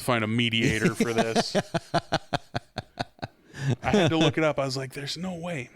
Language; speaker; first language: English; native; English